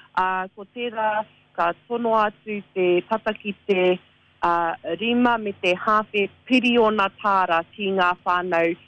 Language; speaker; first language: Māori; non-native, local second language; English